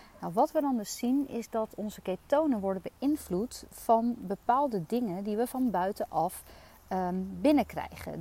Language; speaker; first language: Dutch; native; Dutch